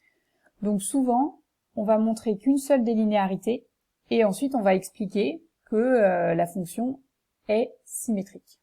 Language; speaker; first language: French; native; French